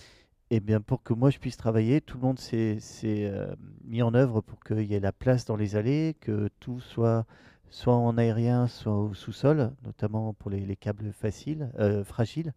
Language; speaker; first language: French; native; French